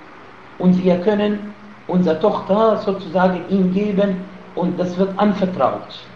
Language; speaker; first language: German; non-native, fluent; Arabic